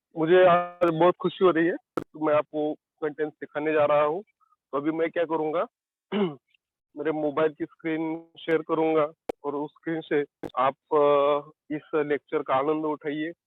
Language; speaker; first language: Hindi; non-native, local second language; Marathi